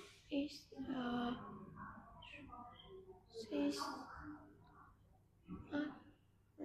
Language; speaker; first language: English; non-native, learner; Vietnamese